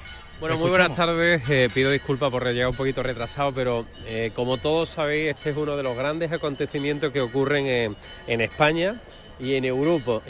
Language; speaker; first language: Spanish; native; Spanish